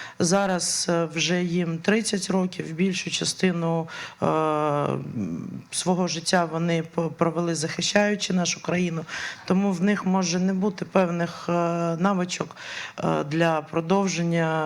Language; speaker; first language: Ukrainian; native; Ukrainian